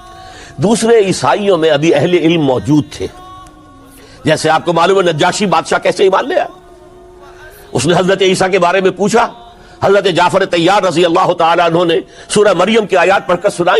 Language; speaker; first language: Urdu; native; Urdu